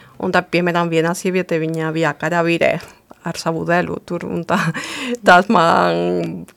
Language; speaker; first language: Latvian; non-native, fluent; Spanish